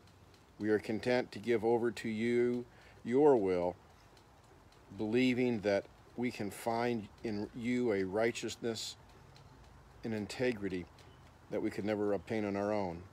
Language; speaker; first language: English; native; English